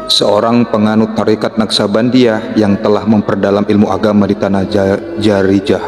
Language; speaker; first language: Indonesian; native; Indonesian